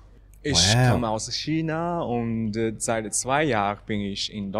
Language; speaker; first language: German; non-native, learner; Chinese